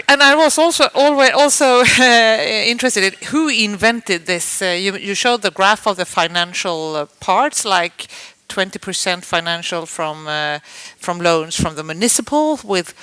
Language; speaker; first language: English; non-native, fluent; Swedish